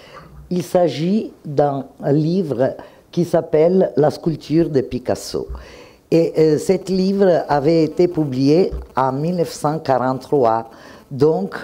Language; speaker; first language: French; non-native, fluent; Italian